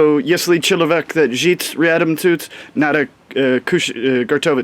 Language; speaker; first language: Russian; non-native, learner; English